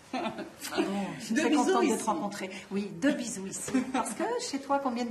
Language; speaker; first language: French; native; French